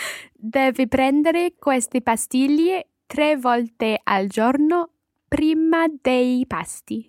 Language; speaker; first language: Italian; non-native, learner; English